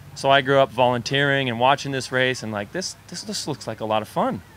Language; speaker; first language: English; native; English